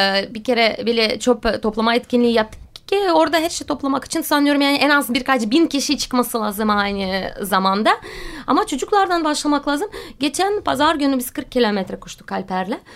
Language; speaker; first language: Turkish; non-native, fluent; Russian